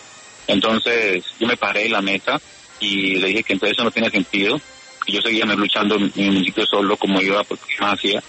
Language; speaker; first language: Spanish; native; Spanish